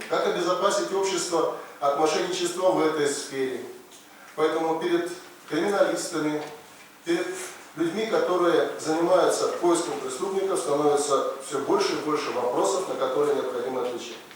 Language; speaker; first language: Russian; native; Russian